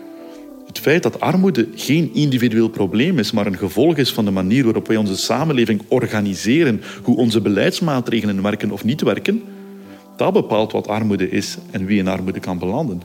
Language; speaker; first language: Dutch; native; Dutch